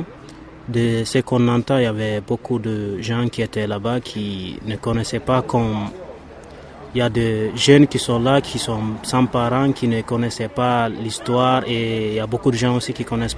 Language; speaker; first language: French; non-native, local second language; Fula